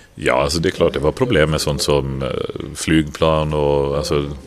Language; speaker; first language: Swedish; native; Swedish